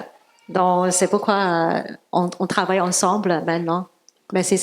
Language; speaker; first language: French; non-native, learner; Cantonese